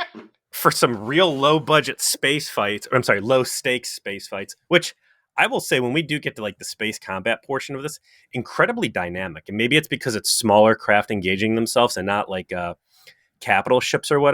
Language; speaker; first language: English; native; English